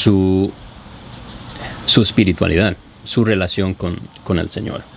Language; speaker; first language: Spanish; non-native, fluent; English